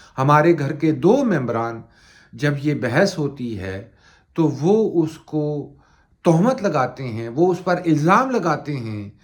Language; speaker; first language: Urdu; native; Urdu